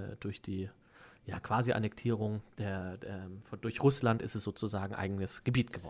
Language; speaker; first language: German; native; German